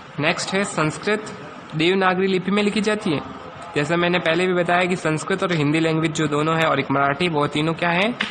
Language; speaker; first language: Hindi; native; Hindi